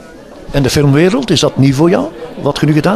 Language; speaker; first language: Dutch; native; Dutch